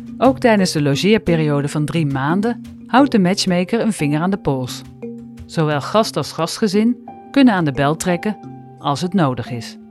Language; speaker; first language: Dutch; native; Dutch